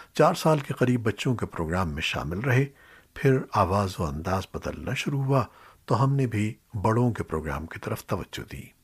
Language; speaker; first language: Urdu; native; Urdu